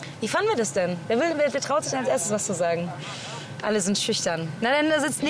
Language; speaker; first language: German; native; German